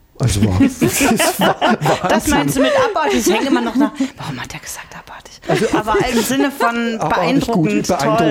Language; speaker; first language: German; native; German